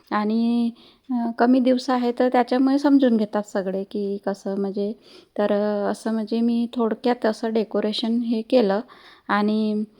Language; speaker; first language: Marathi; non-native, local second language; Hindi